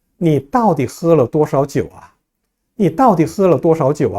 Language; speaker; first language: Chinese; non-native, fluent; Korean